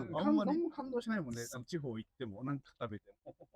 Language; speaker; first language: Japanese; native; Japanese